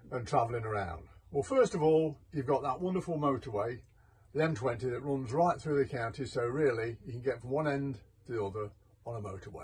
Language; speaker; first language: English; native; English